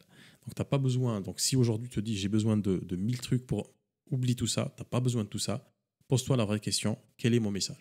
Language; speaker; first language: French; native; French